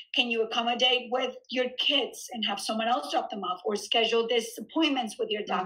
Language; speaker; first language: English; early bilingual, other home language; Spanish